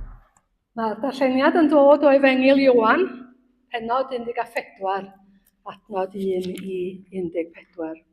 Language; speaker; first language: Welsh; native; Welsh